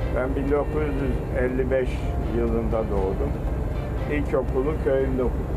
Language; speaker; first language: Turkish; native; Turkish